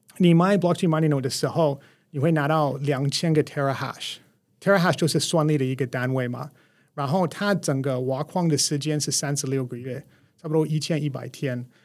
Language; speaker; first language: Chinese; non-native, fluent; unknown